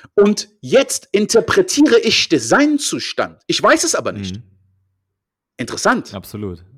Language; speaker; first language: German; early bilingual, other home language; French